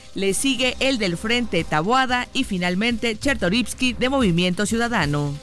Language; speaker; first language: Spanish; native; Spanish